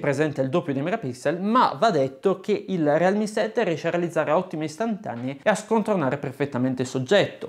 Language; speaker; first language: Italian; native; Italian